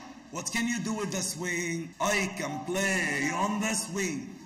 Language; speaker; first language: English; non-native, fluent; Arabic